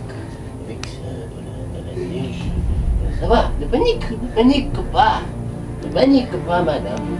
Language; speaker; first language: French; non-native, learner; English